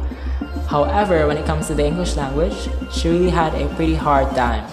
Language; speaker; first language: English; non-native, local second language; Cebuano